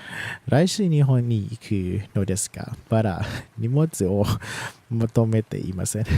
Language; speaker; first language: Japanese; non-native, learner; Thai